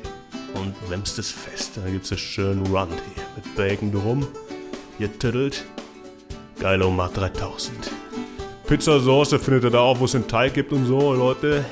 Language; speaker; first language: German; native; German